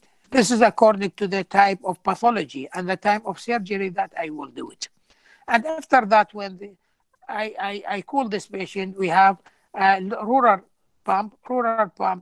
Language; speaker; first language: English; non-native, fluent; Arabic